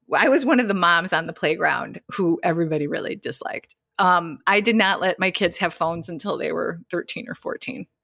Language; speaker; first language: English; native; English